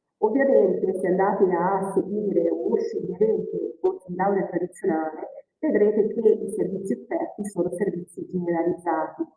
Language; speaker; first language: Italian; native; Italian